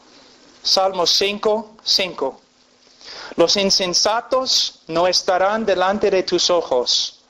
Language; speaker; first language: Spanish; non-native, fluent; English